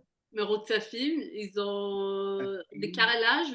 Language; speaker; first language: French; non-native, fluent; Hebrew